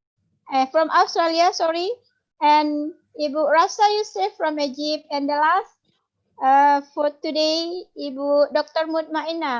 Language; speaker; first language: English; non-native, fluent; Indonesian